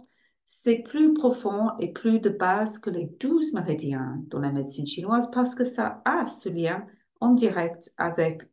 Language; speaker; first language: French; non-native, fluent; English